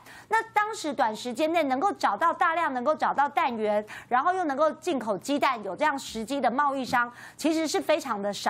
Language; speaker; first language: Chinese; native; Chinese